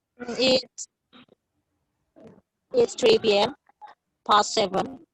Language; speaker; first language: English; non-native, learner; Indonesian